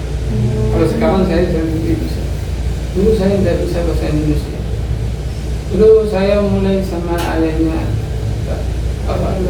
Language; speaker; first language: Indonesian; non-native, learner; Arabic